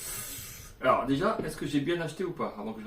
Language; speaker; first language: French; native; French